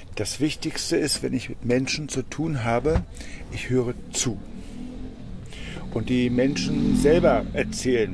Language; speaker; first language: German; native; German